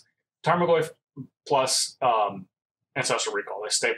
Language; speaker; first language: English; native; English